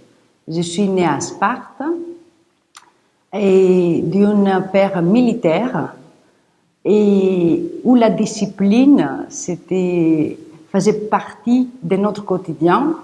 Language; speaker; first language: French; non-native, fluent; Greek